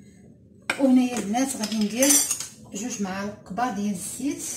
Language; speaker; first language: Arabic; native; Arabic